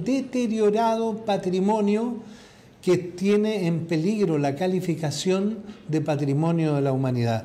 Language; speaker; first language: Spanish; native; Spanish